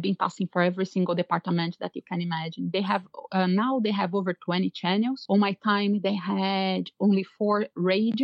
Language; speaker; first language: English; non-native, fluent; Portuguese